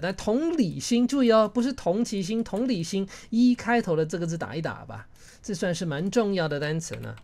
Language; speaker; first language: Chinese; native; Chinese